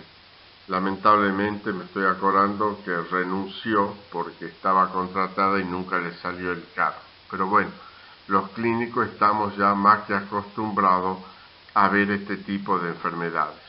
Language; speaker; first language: Spanish; native; Spanish